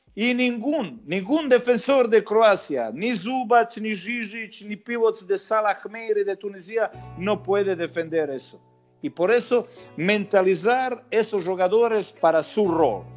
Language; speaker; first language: Spanish; non-native, fluent; Croatian